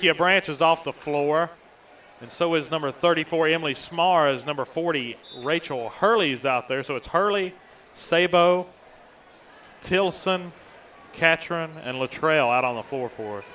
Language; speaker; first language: English; native; English